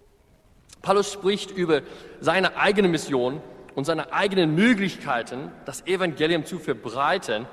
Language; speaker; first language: German; non-native, fluent; English